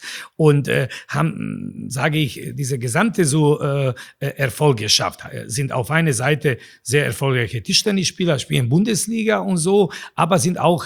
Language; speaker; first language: German; non-native, fluent; Bosnian